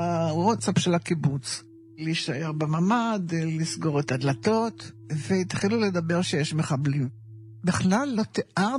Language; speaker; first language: Hebrew; native; Hebrew